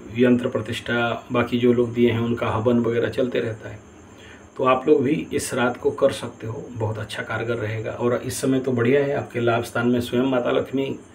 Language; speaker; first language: Hindi; non-native, local second language; Odia